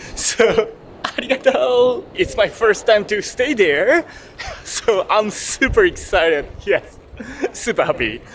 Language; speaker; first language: English; non-native, fluent; Japanese